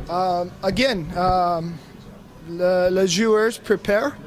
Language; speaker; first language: French; non-native, learner; English